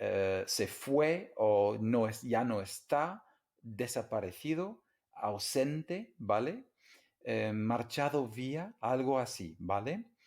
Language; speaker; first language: Spanish; non-native, fluent; English